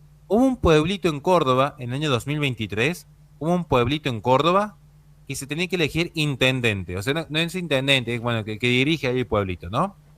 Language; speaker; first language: Spanish; native; Spanish